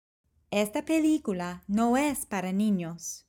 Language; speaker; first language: Spanish; non-native, fluent; English